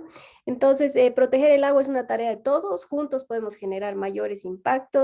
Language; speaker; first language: Spanish; native; Spanish